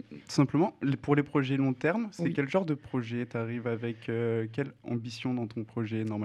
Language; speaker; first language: French; native; French